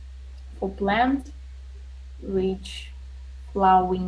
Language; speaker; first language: English; non-native, learner; Russian